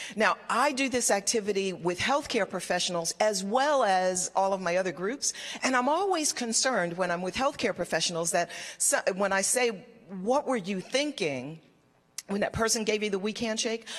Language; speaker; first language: English; native; English